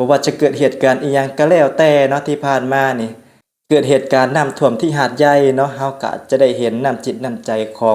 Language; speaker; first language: Thai; non-native, local second language; Northeastern Thai